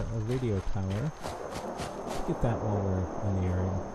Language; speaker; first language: English; native; English